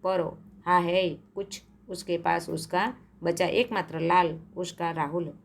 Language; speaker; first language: Hindi; non-native, local second language; Gujarati